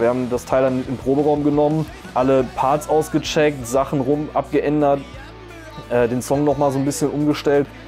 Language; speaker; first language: German; native; German